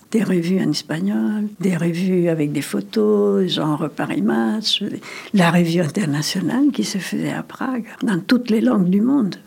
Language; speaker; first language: French; non-native, fluent; Spanish